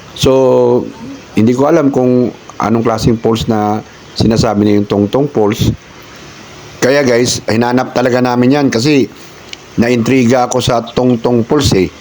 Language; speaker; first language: Filipino; native; Filipino